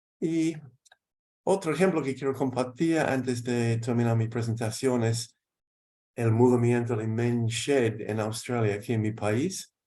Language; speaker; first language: Spanish; non-native, fluent; English